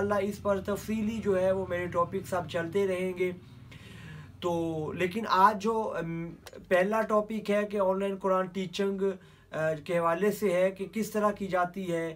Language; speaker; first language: Urdu; non-native, local second language; Punjabi